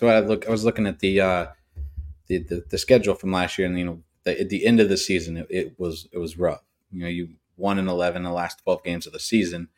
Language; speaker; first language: English; native; English